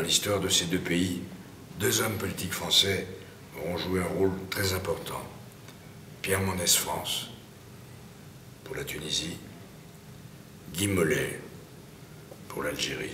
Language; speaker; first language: French; native; French